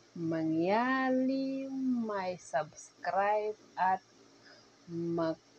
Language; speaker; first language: English; non-native, local second language; Nyankole